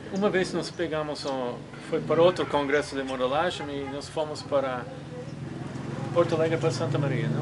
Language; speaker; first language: Portuguese; non-native, fluent; English